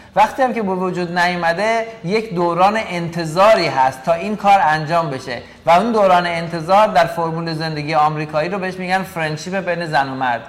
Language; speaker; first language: Persian; native; Persian